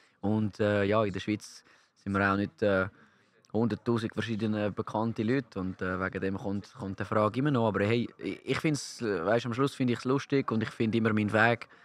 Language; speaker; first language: German; non-native, local second language; French